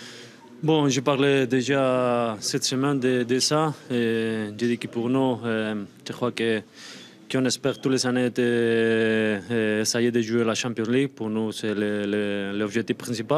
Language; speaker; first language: French; non-native, fluent; Spanish